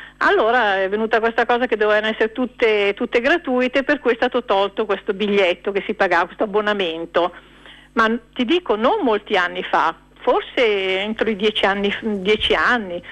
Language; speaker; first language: Italian; native; Italian